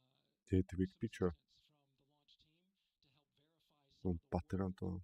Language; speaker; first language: English; non-native, learner; Slovak